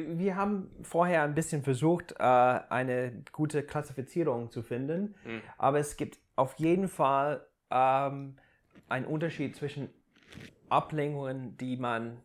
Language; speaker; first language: German; non-native, fluent; English